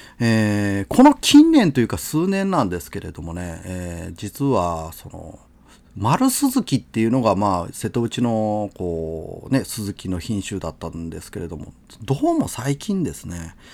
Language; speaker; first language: Japanese; native; Japanese